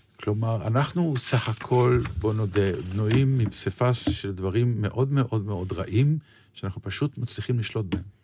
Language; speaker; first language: Hebrew; native; Hebrew